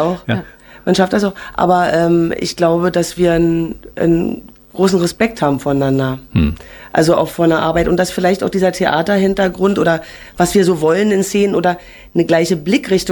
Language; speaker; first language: German; native; German